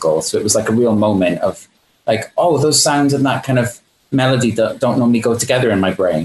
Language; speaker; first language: English; native; English